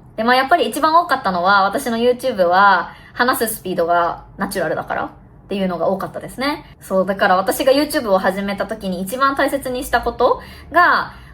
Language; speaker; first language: Japanese; native; Japanese